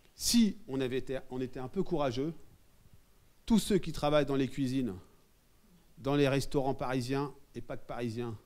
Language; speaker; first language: French; native; French